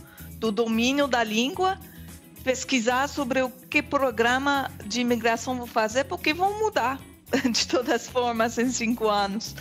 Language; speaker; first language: Portuguese; non-native, fluent; French